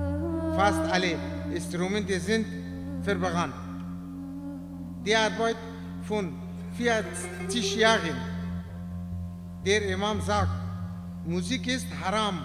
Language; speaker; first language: German; non-native, learner; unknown